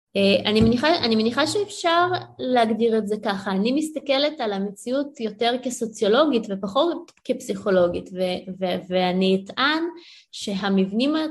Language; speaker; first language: Hebrew; early bilingual, other home language; Ukrainian